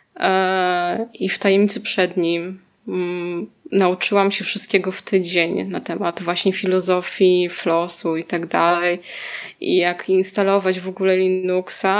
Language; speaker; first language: Polish; native; Polish